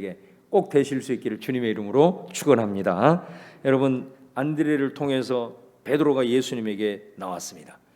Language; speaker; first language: Korean; native; Korean